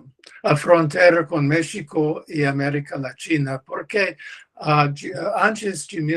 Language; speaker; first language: Portuguese; non-native, learner; English